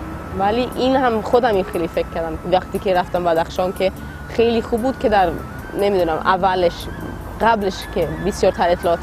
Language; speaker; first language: Persian; non-native, learner; Swedish